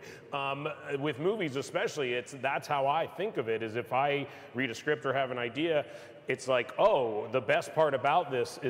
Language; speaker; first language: English; native; English